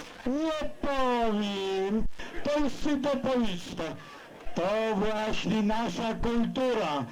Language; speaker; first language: Polish; non-native, local second language; Rusyn